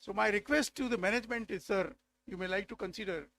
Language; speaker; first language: English; non-native, local second language; Marathi